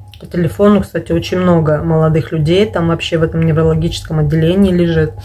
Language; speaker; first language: Russian; native; Russian